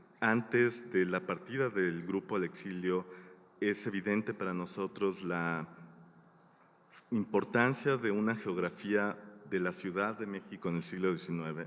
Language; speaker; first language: Spanish; native; Spanish